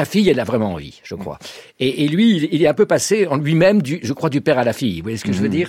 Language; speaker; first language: French; native; French